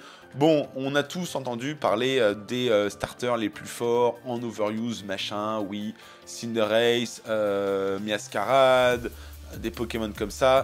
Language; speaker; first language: French; native; French